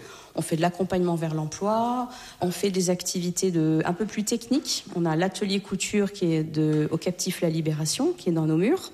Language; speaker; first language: French; native; French